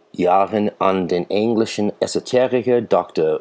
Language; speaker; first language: German; non-native, fluent; English